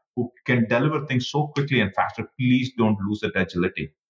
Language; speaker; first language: English; non-native, local second language; Tamil